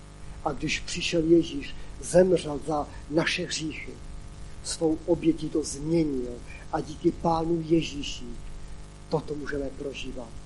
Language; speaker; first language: Czech; non-native, local second language; Polish